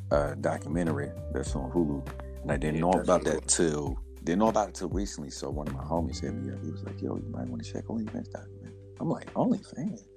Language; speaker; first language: English; native; English